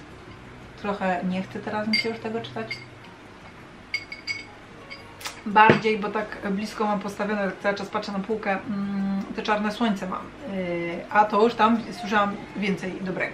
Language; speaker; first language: Polish; native; Polish